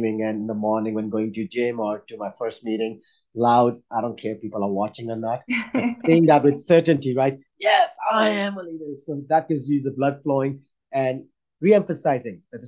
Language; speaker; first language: English; non-native, local second language; Urdu